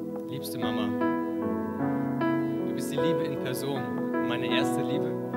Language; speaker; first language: German; native; German